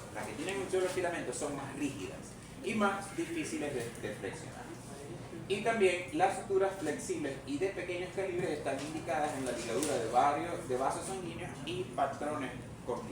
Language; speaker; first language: Spanish; native; Spanish